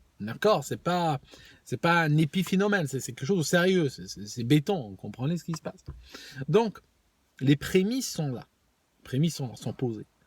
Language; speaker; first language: French; non-native, local second language; Arabic